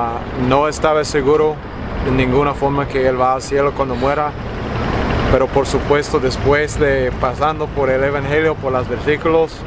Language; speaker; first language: Spanish; non-native, fluent; English